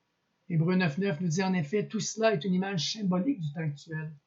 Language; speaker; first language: French; native; French